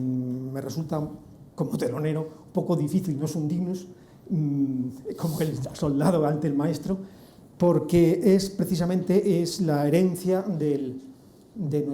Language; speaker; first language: Spanish; native; Spanish